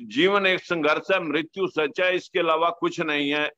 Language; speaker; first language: Hindi; native; Hindi